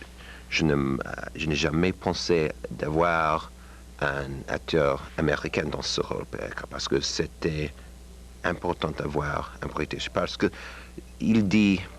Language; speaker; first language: French; non-native, learner; English